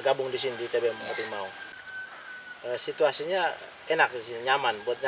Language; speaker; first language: Indonesian; native; Indonesian